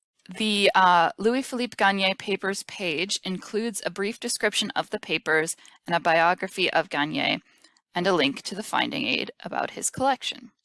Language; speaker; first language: English; native; English